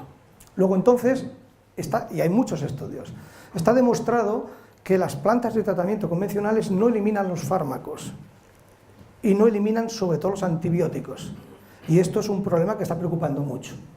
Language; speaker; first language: Spanish; native; Spanish